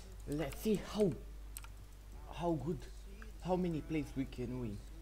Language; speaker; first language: English; non-native, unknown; Romanian